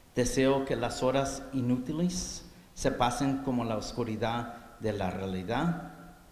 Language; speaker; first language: Spanish; early bilingual, heritage; Spanish